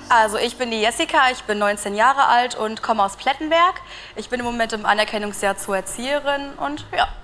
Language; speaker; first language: German; native; German